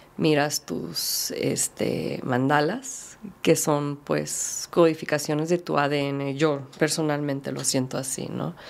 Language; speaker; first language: Spanish; early bilingual, heritage; Spanish